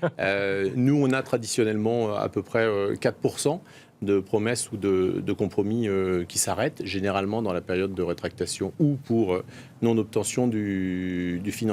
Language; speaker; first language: French; native; French